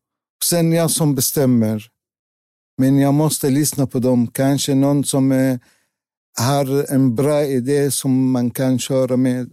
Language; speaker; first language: Swedish; non-native, learner; Arabic